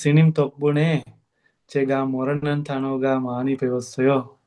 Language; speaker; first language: Korean; non-native, learner; Sinhala